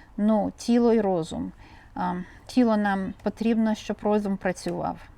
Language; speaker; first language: Ukrainian; native; Ukrainian